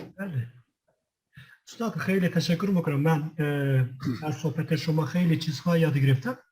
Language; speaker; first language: Persian; non-native, fluent; Kurdish